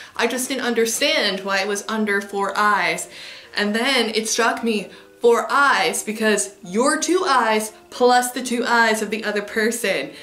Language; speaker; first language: English; native; English